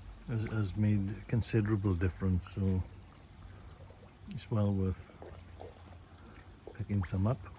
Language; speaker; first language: English; native; English